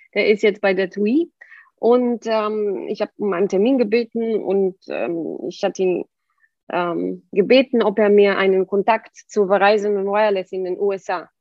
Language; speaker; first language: German; non-native, fluent; Bulgarian